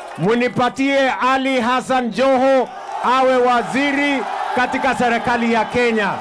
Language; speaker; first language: Swahili; non-native, local second language; Kalenjin